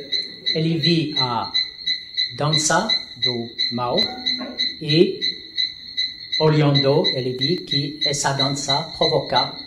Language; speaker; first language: Portuguese; non-native, learner; French